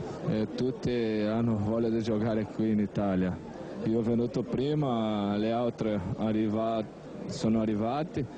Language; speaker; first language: Italian; non-native, learner; Portuguese